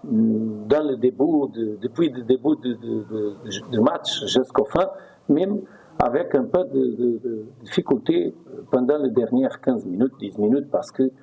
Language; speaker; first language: French; non-native, fluent; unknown